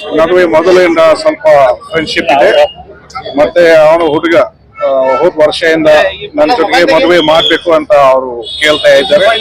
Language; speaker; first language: Kannada; non-native, fluent; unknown